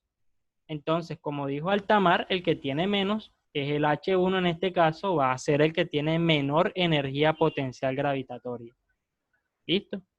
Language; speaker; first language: Spanish; native; Spanish